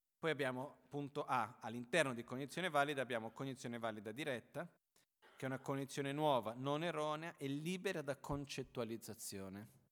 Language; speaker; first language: Italian; non-native, fluent; Portuguese